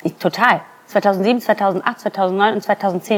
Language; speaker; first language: German; early bilingual, other home language; Greek